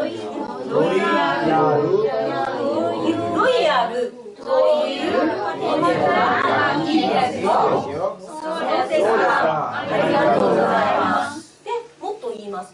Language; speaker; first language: Japanese; non-native, fluent; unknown